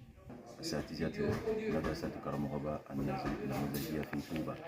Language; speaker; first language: Arabic; non-native, fluent; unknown